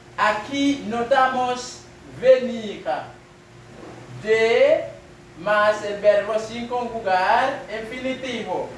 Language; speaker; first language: Spanish; non-native, learner; French